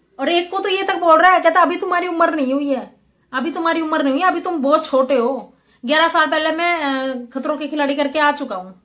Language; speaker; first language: Hindi; native; Hindi